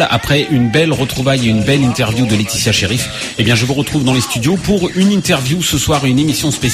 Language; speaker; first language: French; native; French